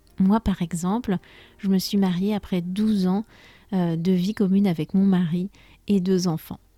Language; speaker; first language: French; native; French